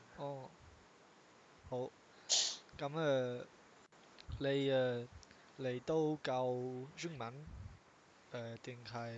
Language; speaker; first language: Chinese; non-native, learner; English